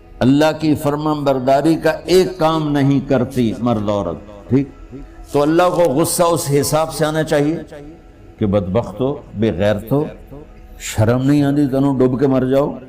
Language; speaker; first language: Urdu; non-native, local second language; Punjabi